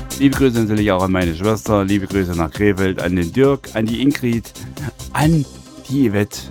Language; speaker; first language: German; native; German